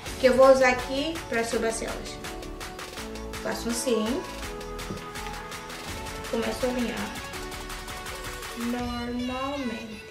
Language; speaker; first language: Portuguese; early bilingual, heritage; English